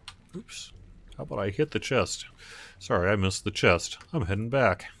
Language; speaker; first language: English; native; English